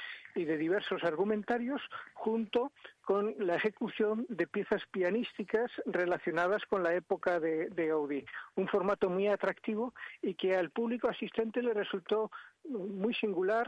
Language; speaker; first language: Spanish; native; Spanish